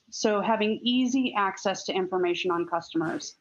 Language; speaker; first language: English; native; English